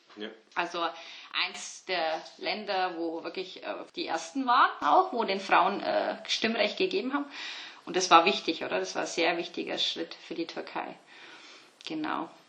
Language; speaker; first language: German; early bilingual, other home language; Turkish